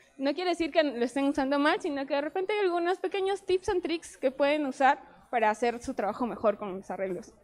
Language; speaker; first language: Spanish; native; Spanish